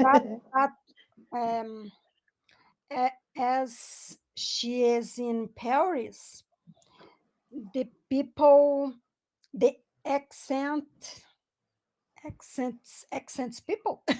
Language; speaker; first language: English; non-native, learner; Portuguese